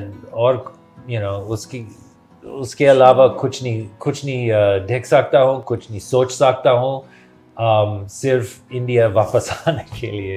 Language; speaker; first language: Hindi; non-native, fluent; English